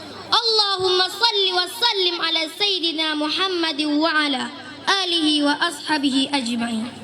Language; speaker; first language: Arabic; non-native, learner; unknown